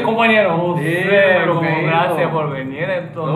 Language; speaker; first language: Spanish; non-native, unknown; Japanese